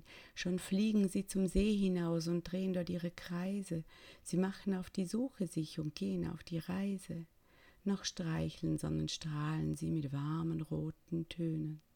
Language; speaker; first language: German; native; German